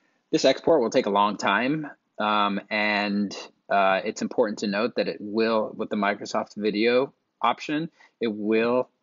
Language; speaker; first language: English; native; English